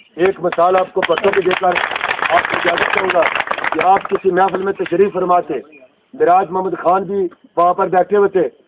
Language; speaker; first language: Urdu; non-native, local second language; Pahari-Potwari